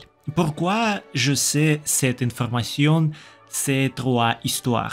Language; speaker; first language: French; non-native, learner; Russian